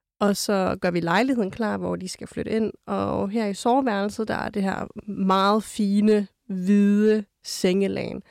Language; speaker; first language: Danish; early bilingual, other home language; Kurdish